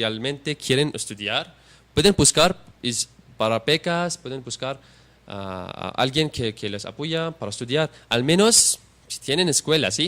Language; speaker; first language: Spanish; non-native, learner; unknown